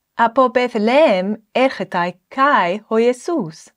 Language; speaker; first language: Greek; non-native, fluent; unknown